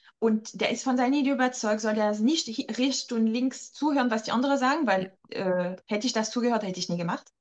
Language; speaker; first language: German; non-native, fluent; French